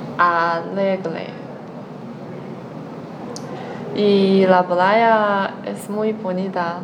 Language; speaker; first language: Spanish; non-native, learner; Chinese